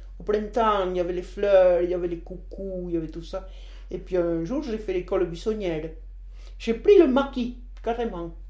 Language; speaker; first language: French; non-native, local second language; Occitan